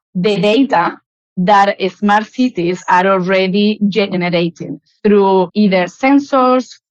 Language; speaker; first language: English; non-native, fluent; Spanish